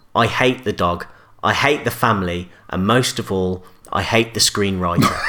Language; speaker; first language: English; native; English